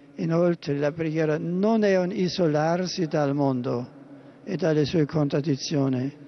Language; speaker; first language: Italian; non-native, fluent; German